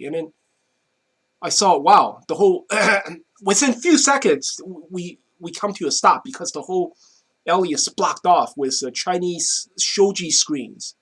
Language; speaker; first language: English; non-native, fluent; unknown